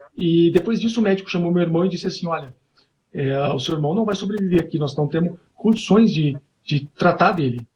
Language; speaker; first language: Portuguese; native; Portuguese